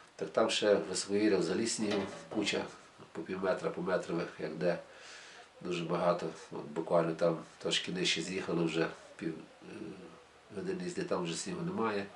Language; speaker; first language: Ukrainian; native; Ukrainian